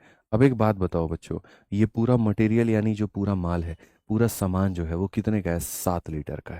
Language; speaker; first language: Hindi; native; Hindi